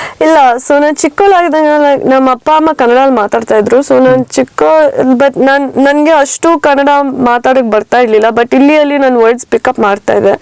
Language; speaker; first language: Kannada; early bilingual, heritage; Kannada